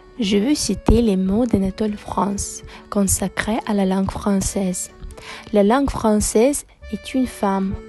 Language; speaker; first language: French; non-native, fluent; Russian